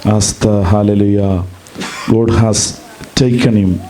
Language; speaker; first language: English; non-native, local second language; Malayalam